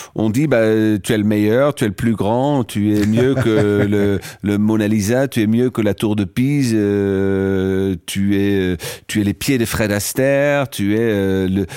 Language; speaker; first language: French; non-native, fluent; Dutch